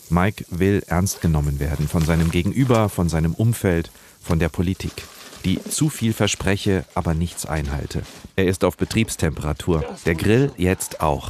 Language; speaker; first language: German; native; German